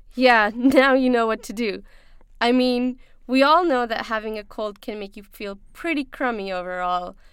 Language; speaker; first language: English; non-native, local second language; Urdu